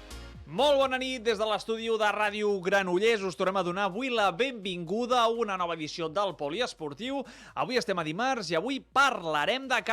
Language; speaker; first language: Catalan; native; Catalan